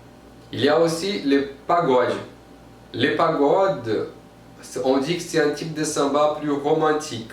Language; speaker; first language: French; non-native, fluent; Portuguese